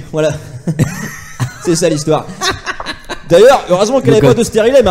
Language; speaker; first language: French; native; French